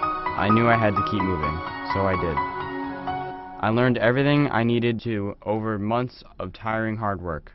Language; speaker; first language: English; native; English